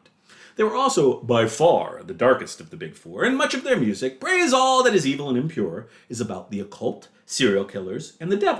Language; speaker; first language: English; native; English